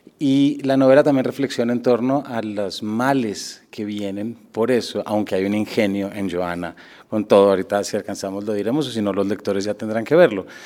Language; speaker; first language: Spanish; native; Spanish